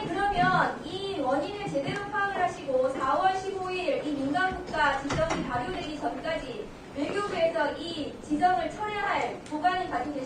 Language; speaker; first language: Korean; native; Korean